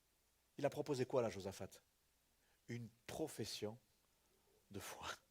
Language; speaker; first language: French; native; French